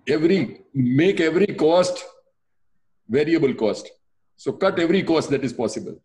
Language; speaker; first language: English; non-native, local second language; Gujarati